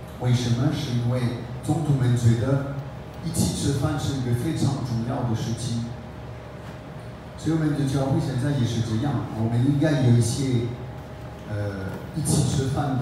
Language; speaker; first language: Chinese; non-native, fluent; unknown